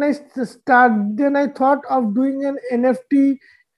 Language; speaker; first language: English; non-native, local second language; Bangla